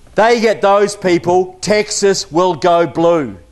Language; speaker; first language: English; native; English